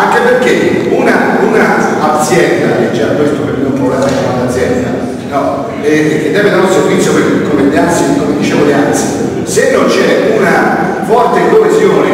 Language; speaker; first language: Italian; native; Italian